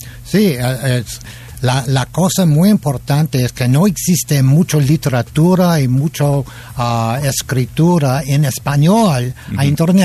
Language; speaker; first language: Spanish; non-native, fluent; English